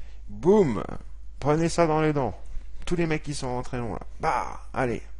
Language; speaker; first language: French; native; French